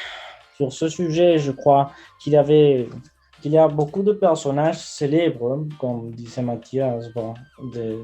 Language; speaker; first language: French; non-native, fluent; Spanish